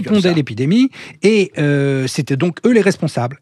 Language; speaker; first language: French; native; French